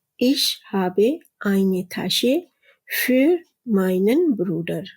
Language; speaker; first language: German; non-native, fluent; Urdu